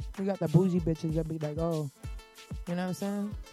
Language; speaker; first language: English; native; English